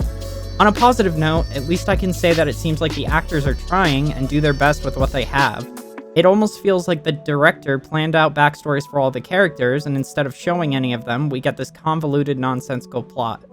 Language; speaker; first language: English; native; English